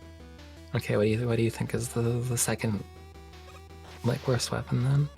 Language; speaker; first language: English; native; English